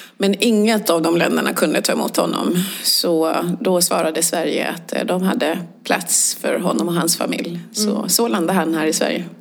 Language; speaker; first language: Swedish; early bilingual, other home language; Swahili